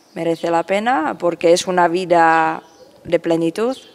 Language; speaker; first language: Spanish; non-native, fluent; Czech